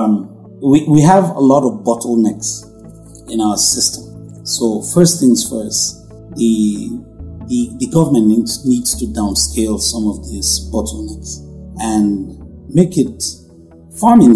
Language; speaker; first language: English; non-native, local second language; Hausa